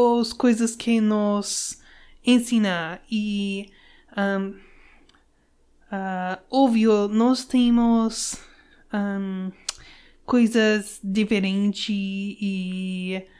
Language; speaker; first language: Portuguese; non-native, learner; English